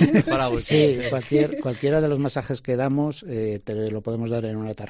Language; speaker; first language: Spanish; native; Spanish